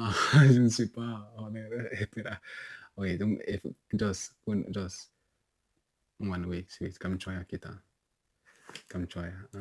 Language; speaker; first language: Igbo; non-native, local second language; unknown